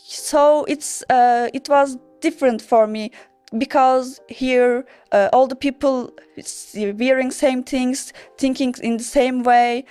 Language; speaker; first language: English; non-native, learner; Turkish